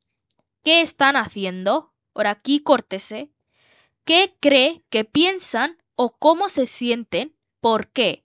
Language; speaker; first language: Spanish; non-native, fluent; Bangla